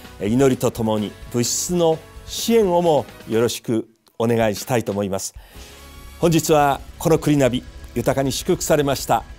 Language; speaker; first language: Japanese; native; Japanese